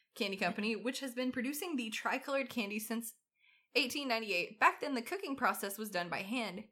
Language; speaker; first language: English; native; English